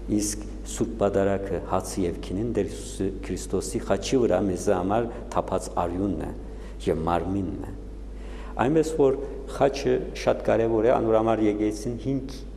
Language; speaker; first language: Armenian; native; Armenian